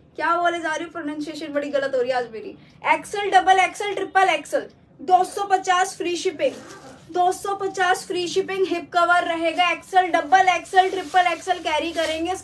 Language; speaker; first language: Hindi; native; Hindi